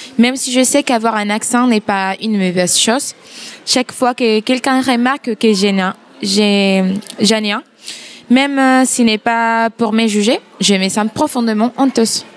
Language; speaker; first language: French; non-native, fluent; Spanish